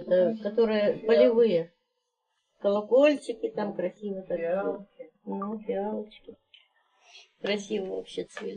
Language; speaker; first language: Russian; native; Russian